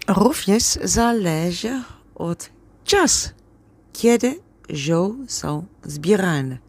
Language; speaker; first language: Polish; non-native, learner; Dutch